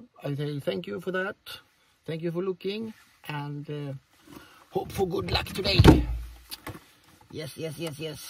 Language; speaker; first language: English; non-native, learner; Swedish